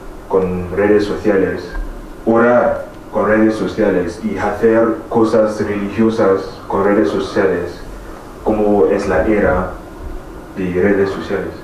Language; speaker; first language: Spanish; non-native, fluent; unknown